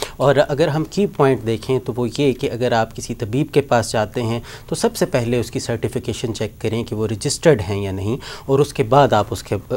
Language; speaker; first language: Urdu; native; Urdu